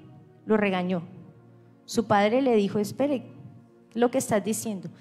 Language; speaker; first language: Spanish; native; Spanish